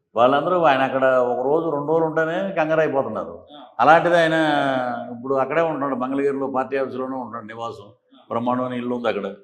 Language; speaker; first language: Telugu; native; Telugu